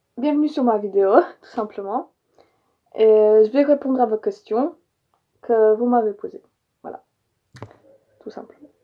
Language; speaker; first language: French; early bilingual, other home language; Polish